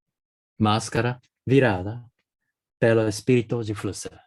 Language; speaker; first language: Portuguese; non-native, fluent; Japanese